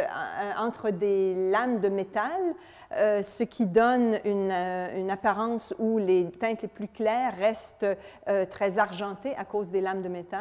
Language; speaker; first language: French; native; French